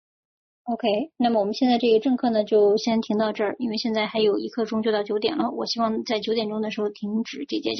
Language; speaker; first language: Chinese; native; Chinese